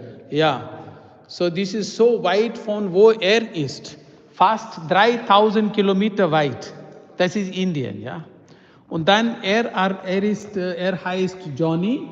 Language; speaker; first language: German; non-native, fluent; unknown